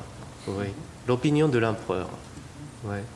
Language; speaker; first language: French; non-native, fluent; Japanese